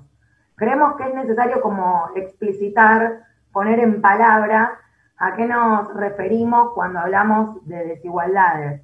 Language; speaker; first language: Spanish; native; Spanish